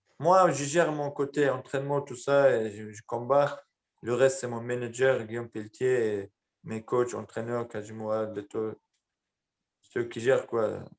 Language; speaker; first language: French; early bilingual, other home language; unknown